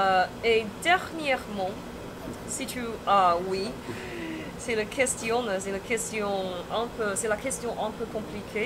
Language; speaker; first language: French; non-native, fluent; Chinese